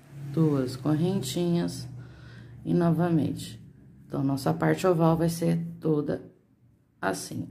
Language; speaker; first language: Portuguese; native; Portuguese